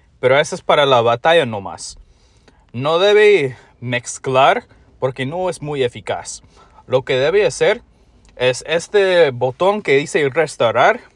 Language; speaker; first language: Spanish; non-native, learner; English